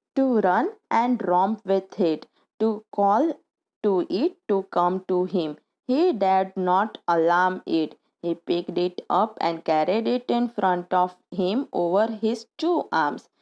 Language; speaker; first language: English; non-native, local second language; Gujarati